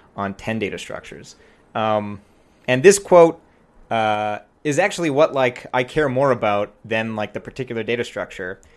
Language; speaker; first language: English; native; English